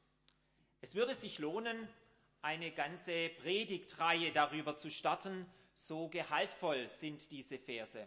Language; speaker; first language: German; native; German